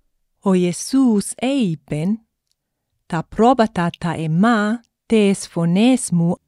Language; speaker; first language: Greek; non-native, fluent; English